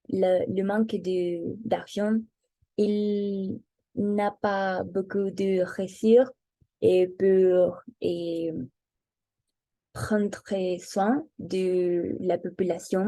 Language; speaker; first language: French; non-native, learner; Spanish